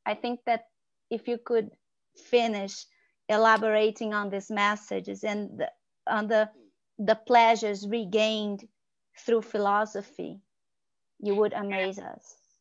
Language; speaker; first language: English; non-native, fluent; Portuguese